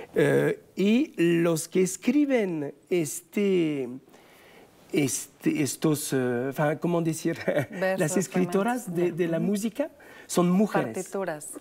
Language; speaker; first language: Spanish; non-native, fluent; French